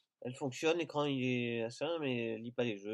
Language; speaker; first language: French; native; French